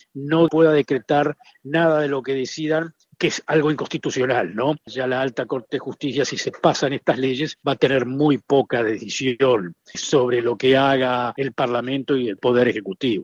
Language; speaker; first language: Spanish; native; Spanish